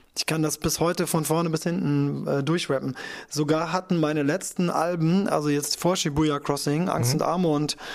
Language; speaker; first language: German; native; German